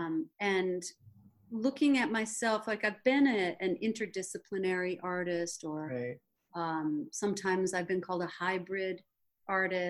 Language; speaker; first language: English; native; English